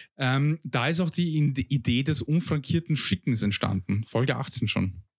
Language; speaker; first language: German; early bilingual, other home language; Bosnian